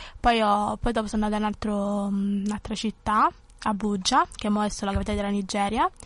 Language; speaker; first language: Italian; early bilingual, other home language; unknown